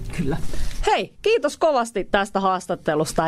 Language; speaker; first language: Finnish; native; Finnish